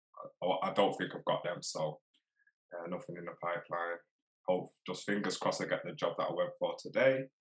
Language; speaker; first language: English; native; English